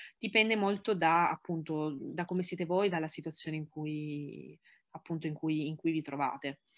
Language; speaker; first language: Italian; native; Italian